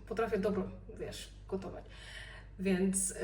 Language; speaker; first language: Polish; non-native, learner; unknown